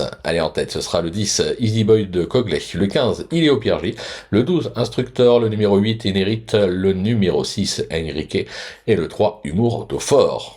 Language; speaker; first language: French; native; French